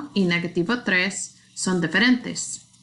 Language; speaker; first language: Spanish; non-native, learner; English